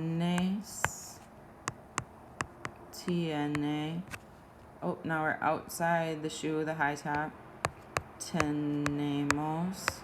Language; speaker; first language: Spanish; non-native, fluent; English